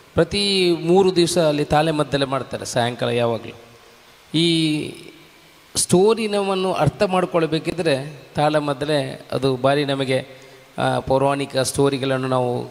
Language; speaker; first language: Kannada; non-native, local second language; Tulu